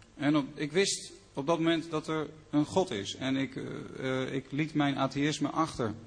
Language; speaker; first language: Dutch; native; Dutch